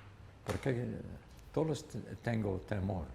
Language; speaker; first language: Spanish; non-native, learner; English